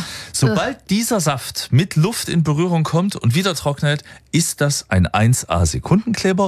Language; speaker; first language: German; native; German